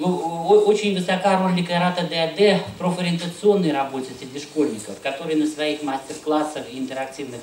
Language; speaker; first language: Russian; native; Russian